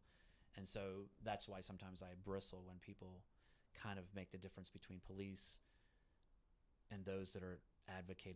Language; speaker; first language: English; early bilingual, other home language; Spanish